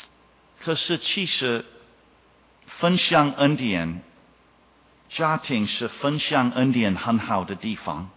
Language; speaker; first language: Chinese; non-native, fluent; English